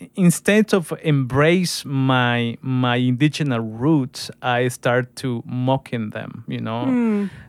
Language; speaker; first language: English; non-native, fluent; Spanish